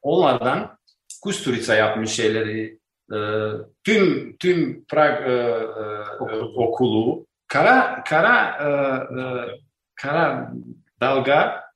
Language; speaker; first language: Turkish; non-native, learner; Albanian